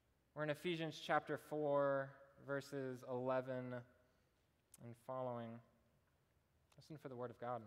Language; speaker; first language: English; native; English